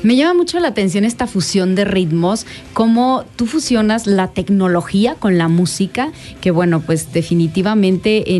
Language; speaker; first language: Spanish; native; Spanish